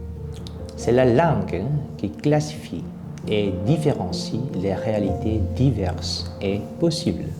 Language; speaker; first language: French; non-native, fluent; Korean